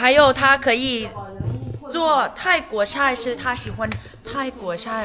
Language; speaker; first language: Chinese; non-native, fluent; Thai